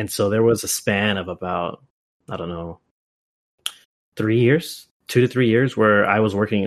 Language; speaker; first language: English; native; English